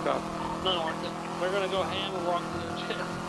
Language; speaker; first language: English; native; English